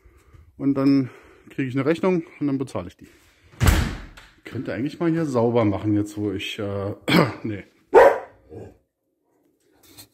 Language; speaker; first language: German; native; German